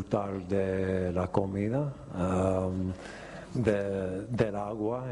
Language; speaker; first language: Spanish; non-native, fluent; English